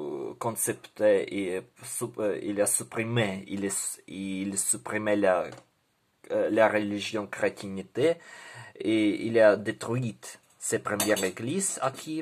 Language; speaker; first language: French; non-native, learner; Ukrainian